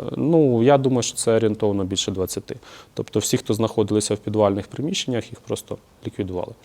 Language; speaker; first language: Ukrainian; native; Ukrainian